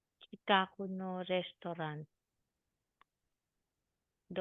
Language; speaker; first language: Japanese; non-native, learner; Filipino